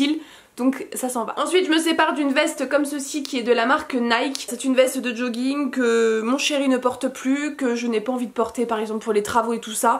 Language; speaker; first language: French; native; French